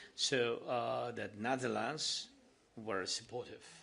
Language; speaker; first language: English; non-native, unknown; Ukrainian